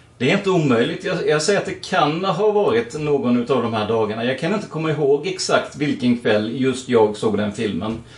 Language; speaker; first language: Swedish; native; Swedish